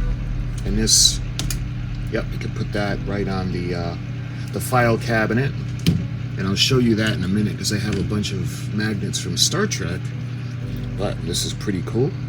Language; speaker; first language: English; native; English